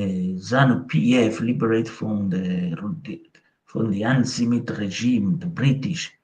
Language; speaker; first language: English; non-native, local second language; Portuguese